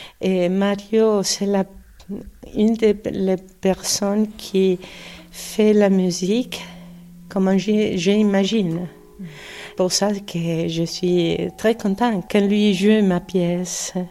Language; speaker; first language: French; non-native, learner; Spanish